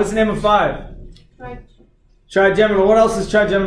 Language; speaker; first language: English; native; English